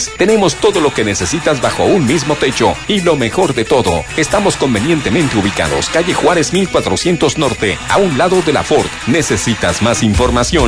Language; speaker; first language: Spanish; native; Spanish